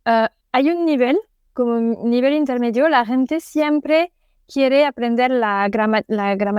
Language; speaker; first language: Spanish; non-native, fluent; French